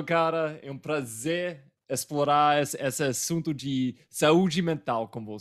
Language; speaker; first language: Portuguese; non-native, fluent; English